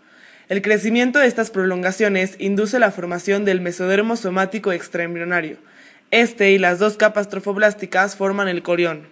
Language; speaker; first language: Spanish; native; Spanish